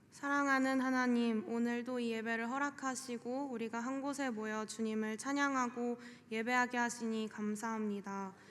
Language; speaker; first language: Korean; native; Korean